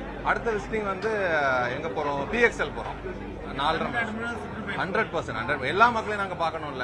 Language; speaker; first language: Tamil; native; Tamil